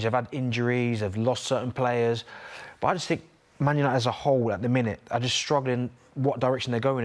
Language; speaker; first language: English; native; English